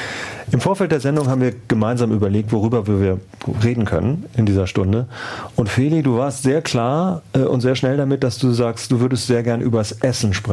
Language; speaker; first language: German; native; German